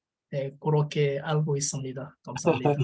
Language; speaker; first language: Korean; non-native, learner; French